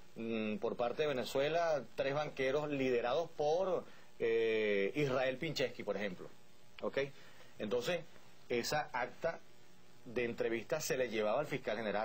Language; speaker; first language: Spanish; native; Spanish